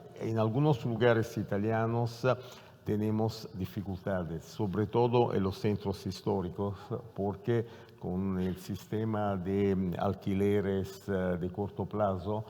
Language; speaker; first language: Spanish; non-native, fluent; Italian